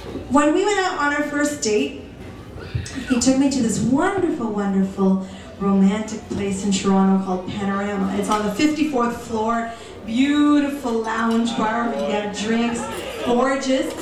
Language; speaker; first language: English; early bilingual, other home language; Greek